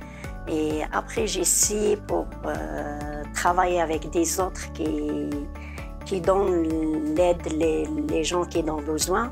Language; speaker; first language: French; non-native, learner; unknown